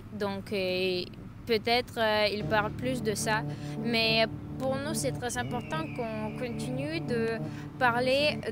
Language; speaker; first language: French; non-native, fluent; Ukrainian